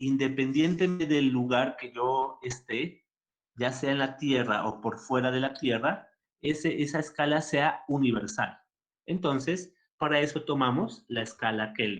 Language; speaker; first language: Spanish; native; Spanish